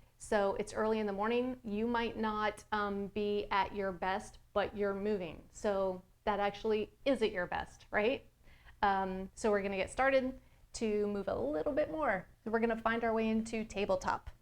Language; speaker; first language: English; native; English